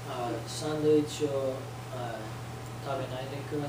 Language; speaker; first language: Japanese; non-native, learner; English